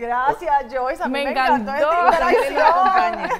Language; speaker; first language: Spanish; native; Spanish